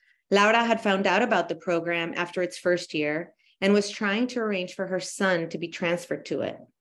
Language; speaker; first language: English; early bilingual, other home language; Spanish